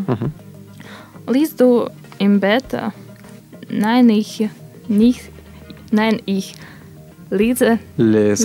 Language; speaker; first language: German; non-native, learner; Russian